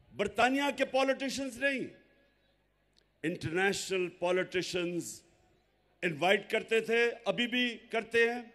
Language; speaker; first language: Urdu; native; Urdu